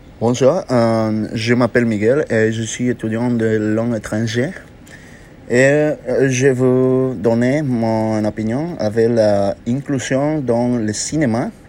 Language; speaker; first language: French; non-native, learner; Spanish